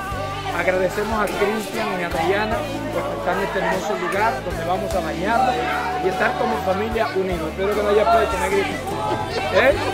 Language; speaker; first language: Spanish; native; Spanish